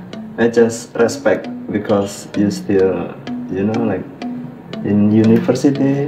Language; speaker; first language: English; non-native, learner; Indonesian